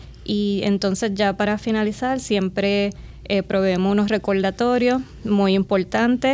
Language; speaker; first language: Spanish; native; Spanish